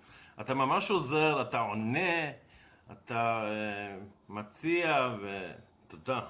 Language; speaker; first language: Hebrew; non-native, fluent; Serbian